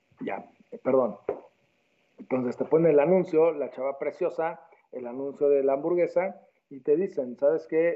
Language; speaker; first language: Spanish; native; Spanish